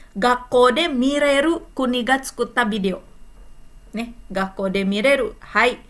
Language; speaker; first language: Japanese; non-native, fluent; Indonesian